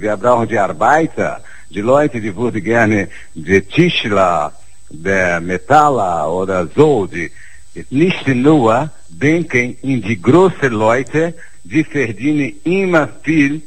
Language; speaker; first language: German; non-native, fluent; Portuguese